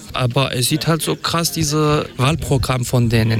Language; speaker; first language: German; non-native, fluent; Kurdish